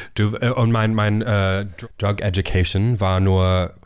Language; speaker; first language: German; non-native, fluent; English